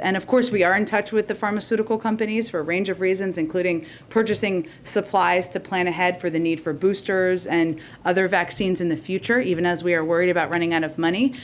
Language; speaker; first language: English; native; English